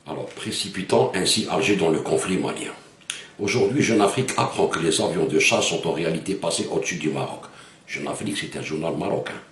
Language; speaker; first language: French; non-native, local second language; Arabic